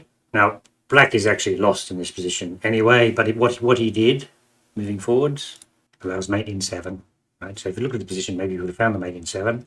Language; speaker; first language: English; native; English